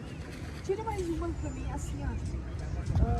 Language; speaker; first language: Portuguese; native; Portuguese